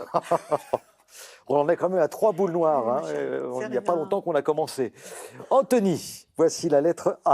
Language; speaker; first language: French; native; French